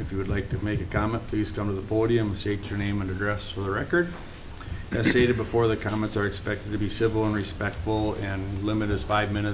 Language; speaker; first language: English; native; English